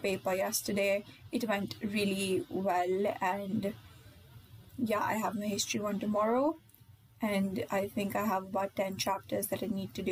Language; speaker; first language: English; non-native, local second language; Hindi